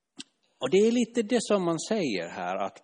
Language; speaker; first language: Swedish; non-native, fluent; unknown